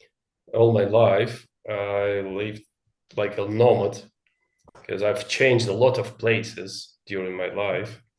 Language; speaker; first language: English; non-native, learner; Russian